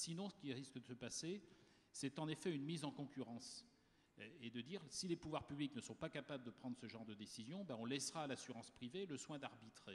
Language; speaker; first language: French; native; French